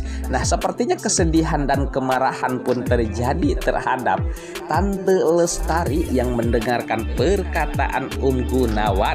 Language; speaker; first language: Indonesian; native; Indonesian